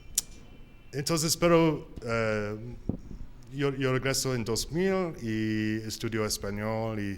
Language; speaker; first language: Spanish; non-native, learner; English